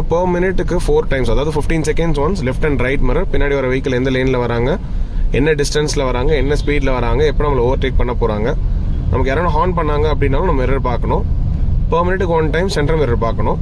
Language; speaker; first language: Tamil; native; Tamil